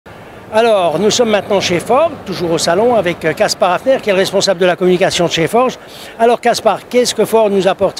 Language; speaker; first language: French; native; French